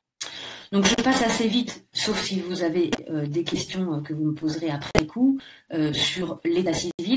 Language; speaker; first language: French; native; French